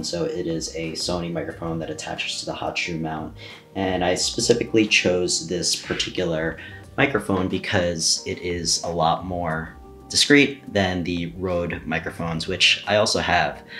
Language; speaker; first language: English; native; English